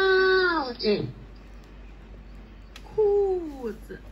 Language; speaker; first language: Chinese; non-native, learner; Thai